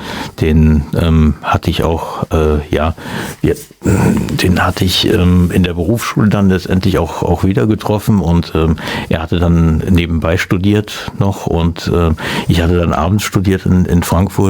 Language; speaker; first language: German; native; German